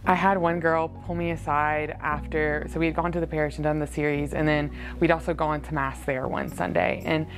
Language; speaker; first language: English; native; English